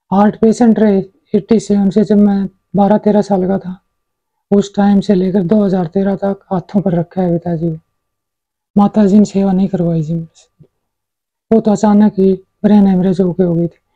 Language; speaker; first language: Hindi; native; Hindi